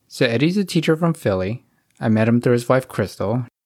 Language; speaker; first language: English; native; English